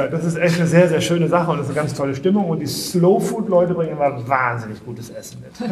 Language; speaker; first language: German; native; German